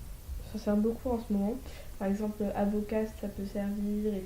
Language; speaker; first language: French; native; French